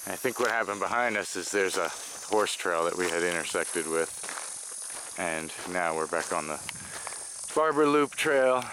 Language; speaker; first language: English; native; English